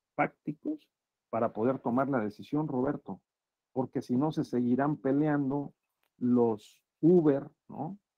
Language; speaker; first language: Spanish; native; Spanish